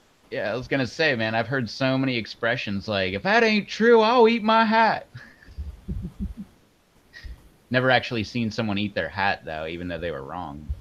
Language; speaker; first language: English; native; English